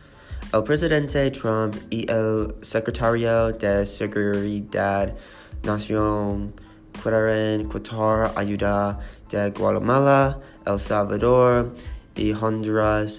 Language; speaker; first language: Spanish; non-native, learner; English